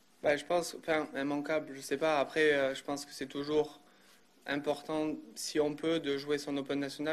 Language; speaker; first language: French; native; French